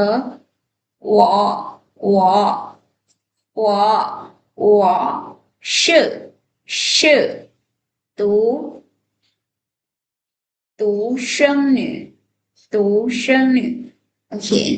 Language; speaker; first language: Chinese; non-native, fluent; Thai